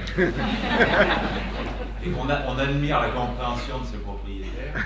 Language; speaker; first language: French; native; French